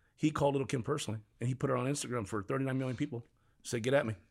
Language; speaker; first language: English; native; English